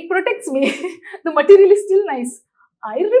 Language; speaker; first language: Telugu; non-native, learner; Tulu